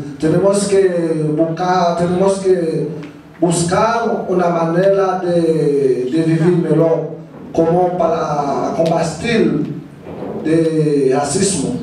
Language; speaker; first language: Portuguese; non-native, learner; Haitian Creole